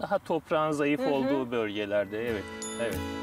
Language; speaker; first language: Turkish; native; Turkish